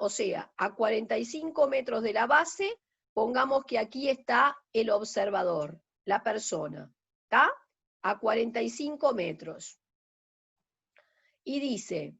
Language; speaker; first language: Spanish; native; Spanish